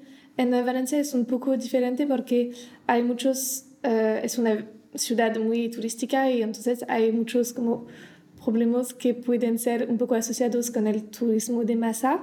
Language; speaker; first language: Spanish; non-native, learner; French